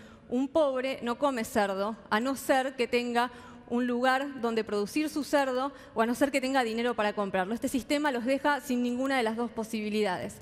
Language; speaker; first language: Spanish; native; Spanish